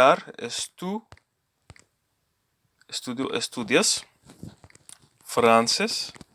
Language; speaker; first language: Spanish; non-native, learner; English